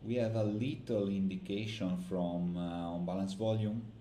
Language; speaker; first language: English; non-native, fluent; Italian